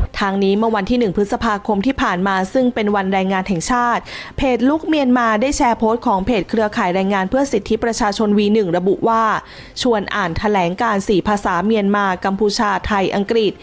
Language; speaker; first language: Thai; native; Thai